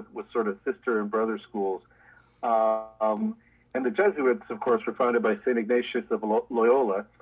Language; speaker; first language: English; native; English